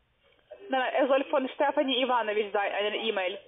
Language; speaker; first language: German; non-native, fluent; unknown